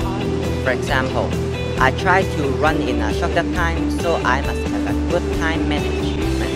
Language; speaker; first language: English; non-native, learner; Chinese